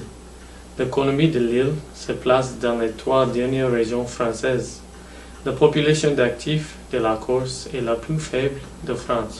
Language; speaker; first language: French; non-native, learner; English